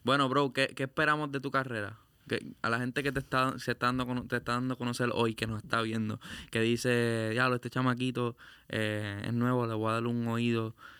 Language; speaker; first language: Spanish; early bilingual, heritage; Spanish